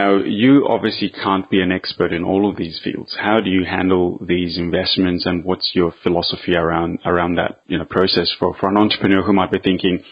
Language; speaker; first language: English; non-native, local second language; Bemba